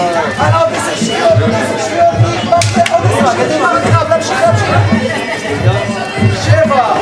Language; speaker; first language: Hebrew; native; Hebrew